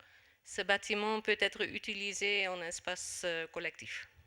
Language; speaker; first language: French; non-native, fluent; Dutch